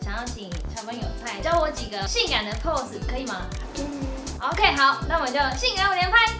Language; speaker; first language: Chinese; native; Chinese